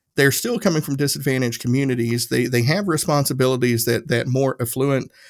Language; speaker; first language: English; native; English